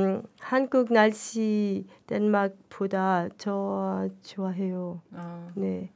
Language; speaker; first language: Korean; early bilingual, heritage; Danish